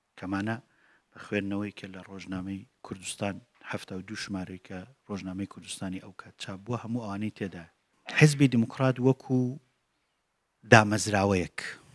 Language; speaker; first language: Central Kurdish; native; Central Kurdish